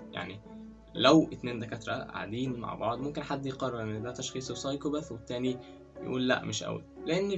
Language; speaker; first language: Arabic; native; Arabic